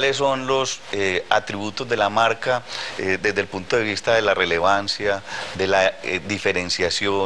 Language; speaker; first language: Spanish; native; Spanish